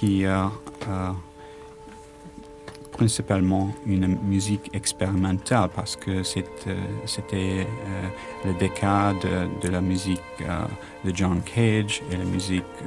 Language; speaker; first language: French; non-native, learner; English